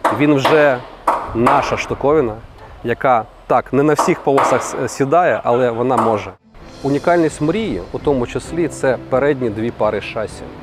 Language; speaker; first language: Ukrainian; non-native, local second language; Russian